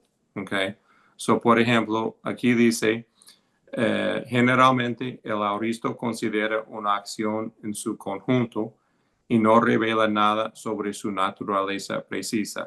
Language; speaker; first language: Spanish; non-native, fluent; English